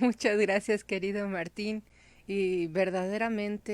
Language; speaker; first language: Spanish; native; Spanish